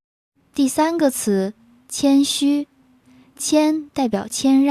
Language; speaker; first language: Chinese; native; Chinese